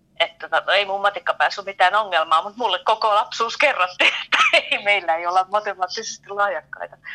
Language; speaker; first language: Finnish; native; Finnish